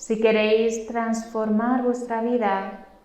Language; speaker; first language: Spanish; native; Spanish